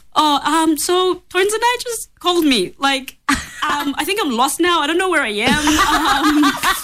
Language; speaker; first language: English; early bilingual, other home language; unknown